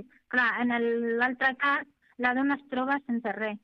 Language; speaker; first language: Catalan; non-native, fluent; Arabic